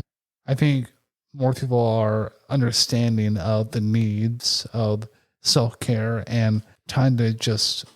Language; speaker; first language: English; native; English